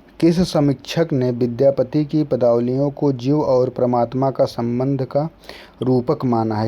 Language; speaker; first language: Hindi; native; Hindi